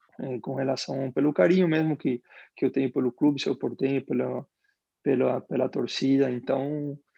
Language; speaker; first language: Portuguese; non-native, fluent; Spanish